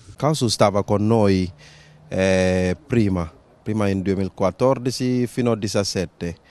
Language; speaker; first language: Italian; non-native, learner; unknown